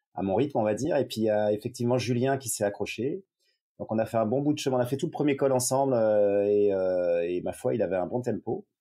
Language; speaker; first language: French; native; French